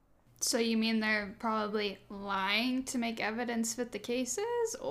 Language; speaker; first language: English; native; English